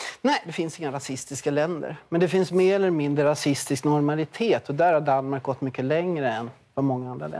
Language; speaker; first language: Swedish; native; Swedish